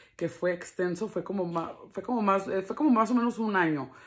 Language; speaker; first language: Spanish; early bilingual, heritage; Spanish